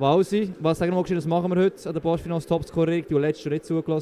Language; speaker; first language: German; native; German